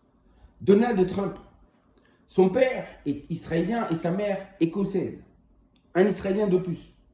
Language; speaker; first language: French; non-native, local second language; Kongo